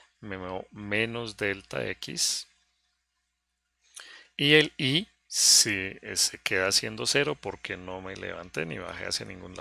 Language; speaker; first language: Spanish; native; Spanish